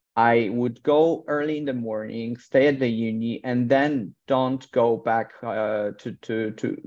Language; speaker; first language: English; non-native, fluent; Polish